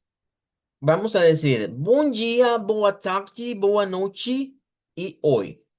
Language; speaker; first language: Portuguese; non-native, fluent; Spanish